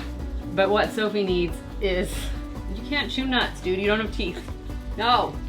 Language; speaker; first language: English; native; English